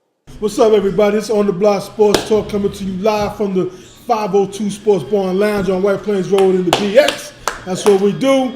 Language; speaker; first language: English; native; English